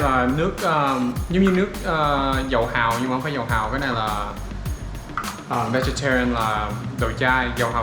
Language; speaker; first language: Vietnamese; early bilingual, heritage; Vietnamese